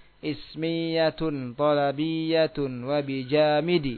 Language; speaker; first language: Arabic; non-native, fluent; Indonesian